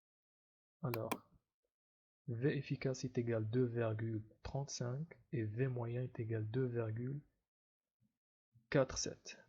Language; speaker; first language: French; non-native, local second language; Arabic